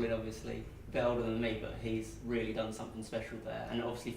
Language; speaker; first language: English; native; English